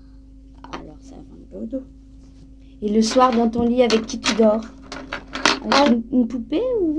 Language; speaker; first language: French; native; French